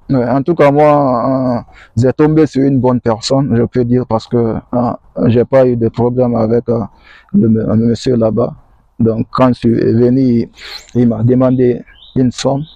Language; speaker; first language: French; non-native, local second language; Fula